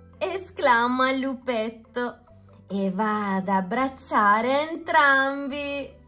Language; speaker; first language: Italian; native; Italian